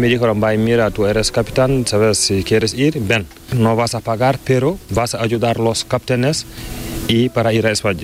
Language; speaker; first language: Spanish; non-native, learner; Fula